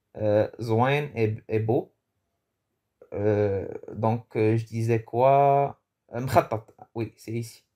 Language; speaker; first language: French; early bilingual, other home language; Arabic